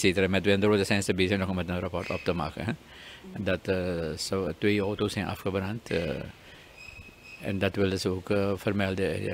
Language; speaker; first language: Dutch; native; Dutch